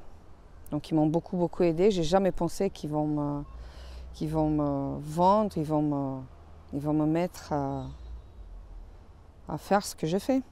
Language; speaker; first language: French; non-native, fluent; Romanian